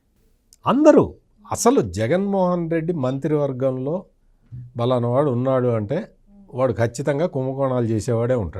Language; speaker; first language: Telugu; native; Telugu